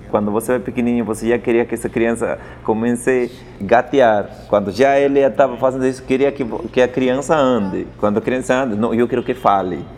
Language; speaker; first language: Portuguese; non-native, fluent; Spanish